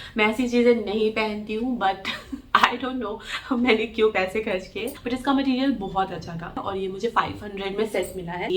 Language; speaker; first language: Hindi; native; Hindi